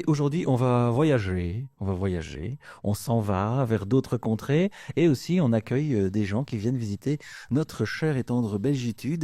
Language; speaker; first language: French; native; French